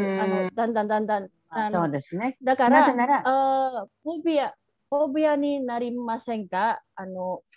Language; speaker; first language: Japanese; non-native, learner; Indonesian